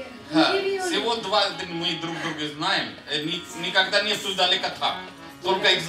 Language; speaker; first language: Russian; non-native, fluent; Hindi